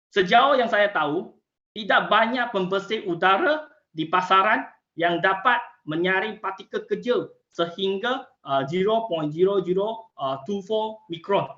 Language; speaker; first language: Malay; non-native, local second language; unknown